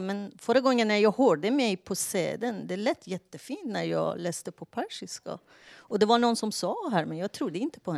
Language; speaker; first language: Swedish; non-native, fluent; Persian